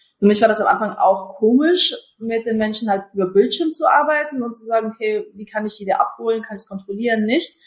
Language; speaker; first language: German; early bilingual, other home language; Russian